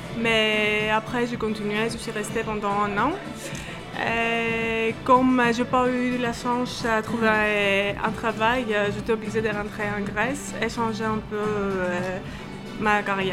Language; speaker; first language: French; non-native, fluent; Greek